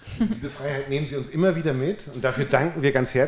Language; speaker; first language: German; native; German